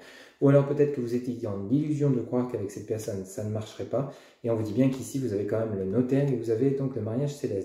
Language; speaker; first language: French; native; French